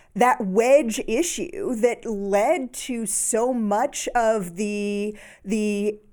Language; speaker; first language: English; native; English